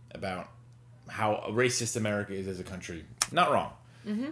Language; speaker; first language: English; native; English